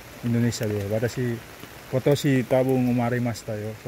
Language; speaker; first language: Japanese; non-native, learner; Indonesian